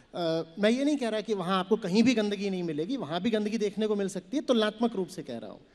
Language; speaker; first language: Hindi; native; Hindi